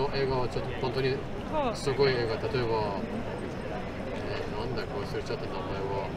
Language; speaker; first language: Japanese; non-native, learner; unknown